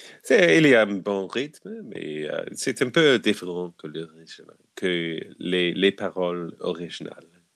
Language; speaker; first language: French; non-native, learner; English